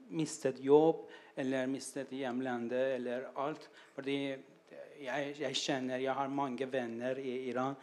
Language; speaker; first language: Norwegian; non-native, learner; Persian